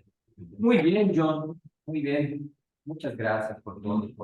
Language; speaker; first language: Spanish; non-native, fluent; Portuguese